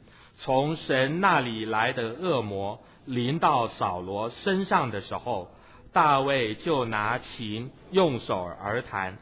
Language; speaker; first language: Chinese; native; Chinese